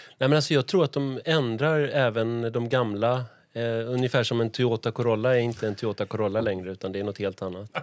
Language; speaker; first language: Swedish; native; Swedish